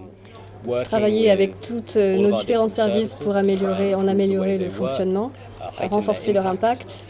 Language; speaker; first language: French; non-native, fluent; English